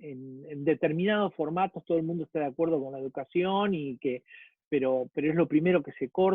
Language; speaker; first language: Spanish; native; Spanish